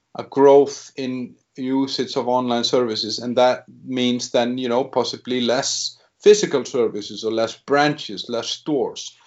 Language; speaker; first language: English; non-native, fluent; Icelandic